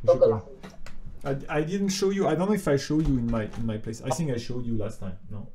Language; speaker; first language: English; non-native, fluent; French